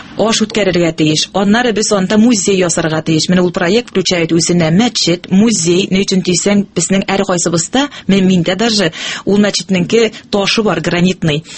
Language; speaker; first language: Tatar; native; Tatar